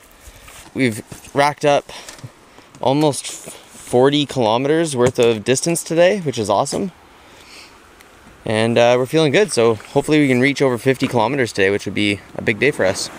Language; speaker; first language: English; native; English